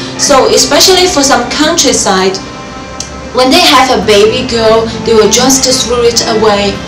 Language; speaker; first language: English; non-native, fluent; Chinese